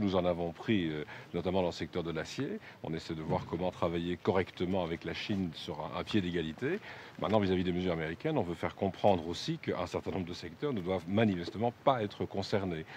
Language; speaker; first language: French; native; French